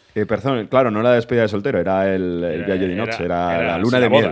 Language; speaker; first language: Spanish; native; Spanish